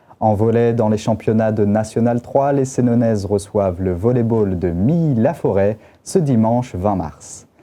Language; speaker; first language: French; native; French